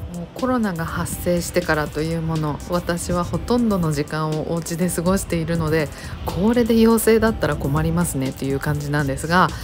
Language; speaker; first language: Japanese; native; Japanese